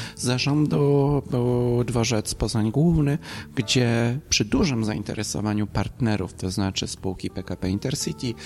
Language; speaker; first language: Polish; native; Polish